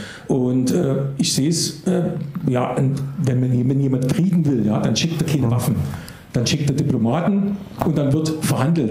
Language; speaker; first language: German; native; German